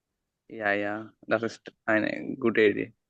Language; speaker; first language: German; non-native, learner; Bangla